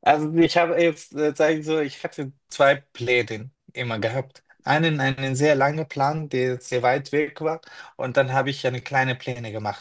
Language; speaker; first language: German; non-native, fluent; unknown